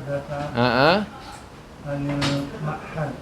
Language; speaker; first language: Arabic; non-native, learner; Indonesian